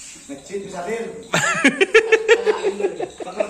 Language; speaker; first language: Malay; non-native, local second language; Madurese